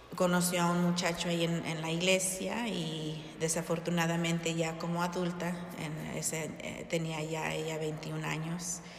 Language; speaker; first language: Spanish; early bilingual, heritage; Spanish